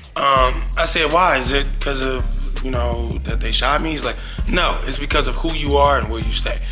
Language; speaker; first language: English; native; English